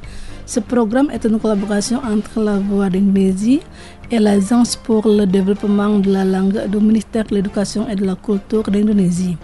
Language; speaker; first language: French; non-native, learner; Indonesian